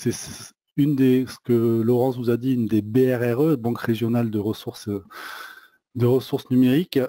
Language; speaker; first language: French; native; French